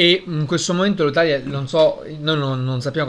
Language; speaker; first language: Italian; native; Italian